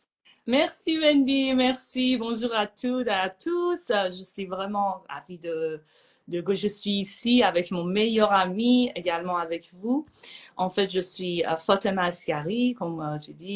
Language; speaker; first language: French; non-native, fluent; Persian